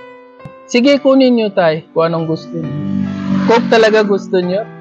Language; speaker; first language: Filipino; non-native, learner; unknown